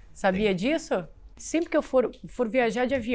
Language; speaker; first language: Portuguese; native; Portuguese